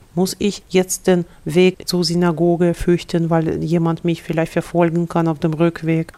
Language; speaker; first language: German; non-native, fluent; Ukrainian